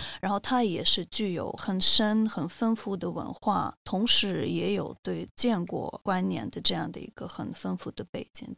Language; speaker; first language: Chinese; non-native, fluent; Russian